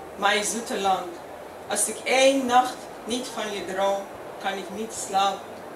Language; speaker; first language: Dutch; non-native, fluent; Persian